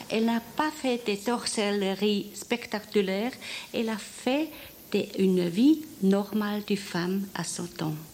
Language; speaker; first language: French; non-native, fluent; German